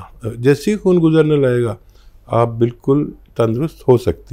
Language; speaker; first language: Hindi; native; Hindi